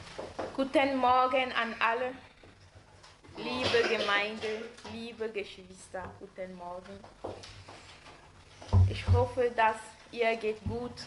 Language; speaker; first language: German; non-native, learner; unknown